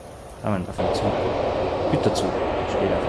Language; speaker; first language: German; native; German